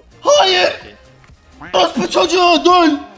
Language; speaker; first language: Turkish; native; Turkish